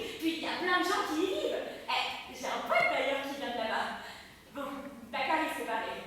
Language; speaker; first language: French; native; French